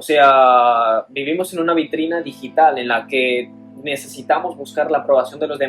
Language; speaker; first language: Spanish; native; Spanish